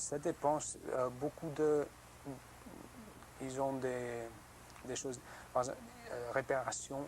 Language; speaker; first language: French; non-native, learner; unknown